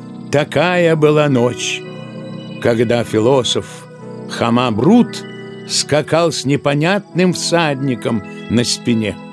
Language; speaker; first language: Russian; native; Russian